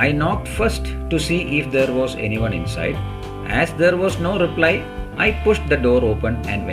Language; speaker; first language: English; non-native, local second language; Malayalam